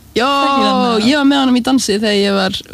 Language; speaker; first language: Icelandic; native; Icelandic